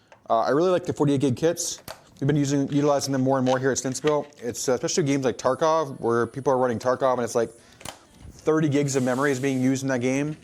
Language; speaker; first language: English; native; English